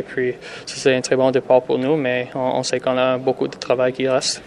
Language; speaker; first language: French; non-native, fluent; English